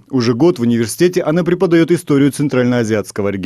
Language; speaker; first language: Russian; native; Russian